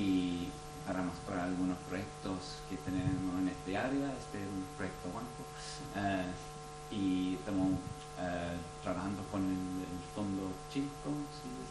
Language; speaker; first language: Spanish; non-native, fluent; English